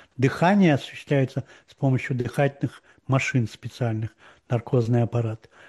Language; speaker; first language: Russian; native; Russian